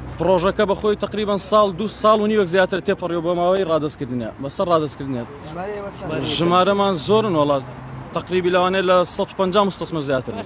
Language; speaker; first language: Central Kurdish; native; Central Kurdish